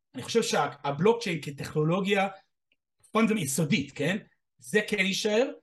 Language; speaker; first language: Hebrew; non-native, fluent; English